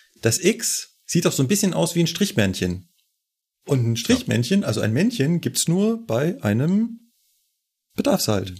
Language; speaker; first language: German; native; German